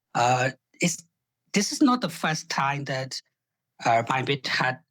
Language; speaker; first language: English; non-native, fluent; Burmese